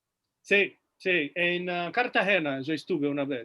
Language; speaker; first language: Spanish; non-native, fluent; Portuguese